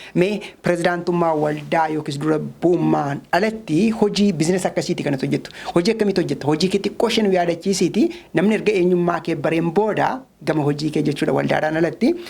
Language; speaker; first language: Oromo; native; Oromo